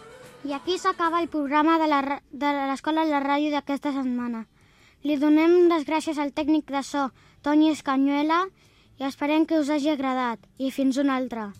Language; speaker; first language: Catalan; native; Catalan